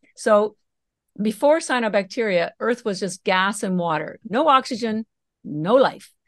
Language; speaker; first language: English; native; English